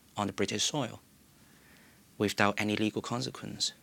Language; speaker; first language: English; non-native, local second language; Cantonese